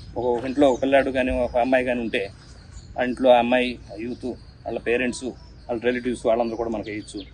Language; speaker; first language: Telugu; native; Telugu